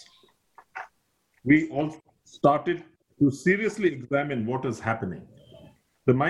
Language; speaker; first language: English; non-native, local second language; Nepali